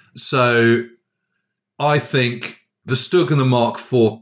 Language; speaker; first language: English; native; English